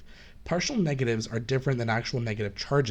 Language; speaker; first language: English; native; English